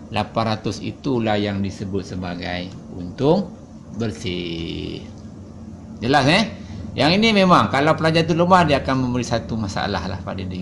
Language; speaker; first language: Malay; native; Malay